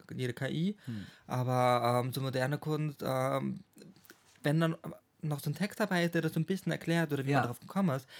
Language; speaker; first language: German; non-native, fluent; English